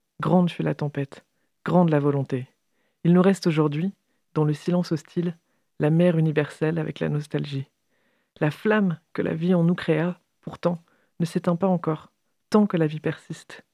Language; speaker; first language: French; native; French